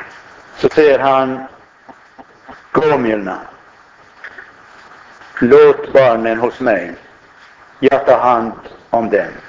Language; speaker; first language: Swedish; non-native, fluent; Arabic